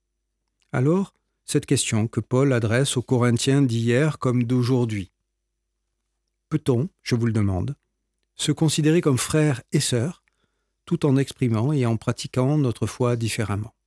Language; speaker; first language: French; native; French